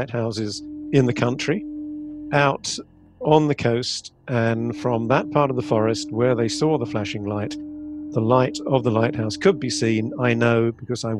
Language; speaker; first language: English; native; English